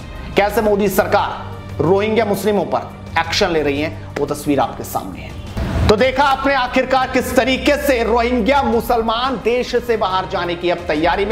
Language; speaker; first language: Hindi; native; Hindi